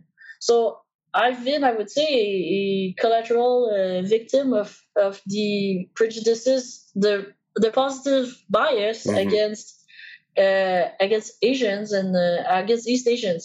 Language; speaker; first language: English; non-native, fluent; French